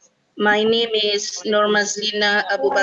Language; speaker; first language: English; non-native, local second language; Malay